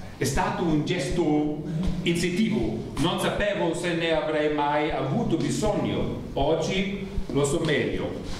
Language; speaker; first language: Italian; non-native, learner; German